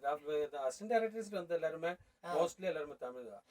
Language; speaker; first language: Tamil; non-native, learner; Malayalam